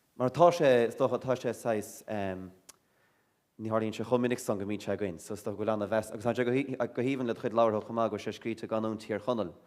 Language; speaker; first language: Irish; native; Irish